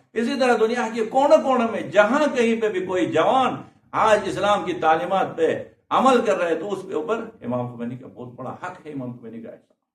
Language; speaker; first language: Urdu; non-native, local second language; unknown